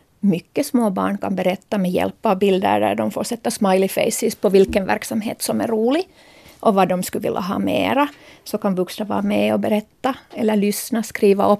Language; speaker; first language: Swedish; native; Swedish